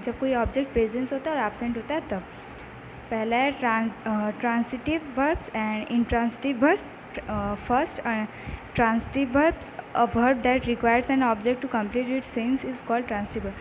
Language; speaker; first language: Hindi; native; Hindi